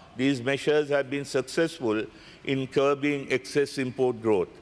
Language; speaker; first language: English; non-native, local second language; Sinhala